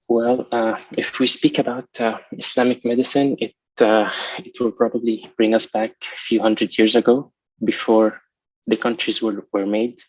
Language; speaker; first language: English; non-native, local second language; Arabic